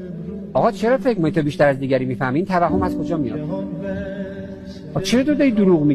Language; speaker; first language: Persian; native; Persian